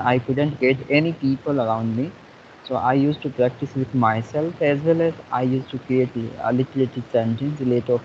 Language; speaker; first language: English; non-native, fluent; Hindi